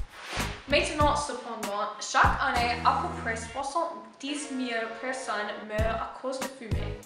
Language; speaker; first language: French; non-native, learner; English